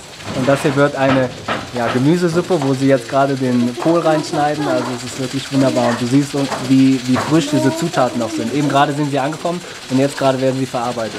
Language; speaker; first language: German; native; German